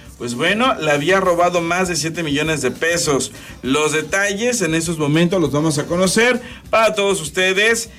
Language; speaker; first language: Spanish; native; Spanish